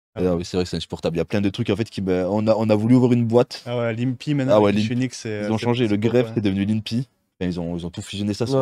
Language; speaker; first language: French; native; French